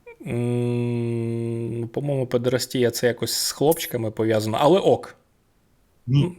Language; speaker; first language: Ukrainian; native; Ukrainian